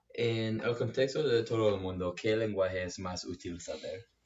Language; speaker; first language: Spanish; non-native, learner; English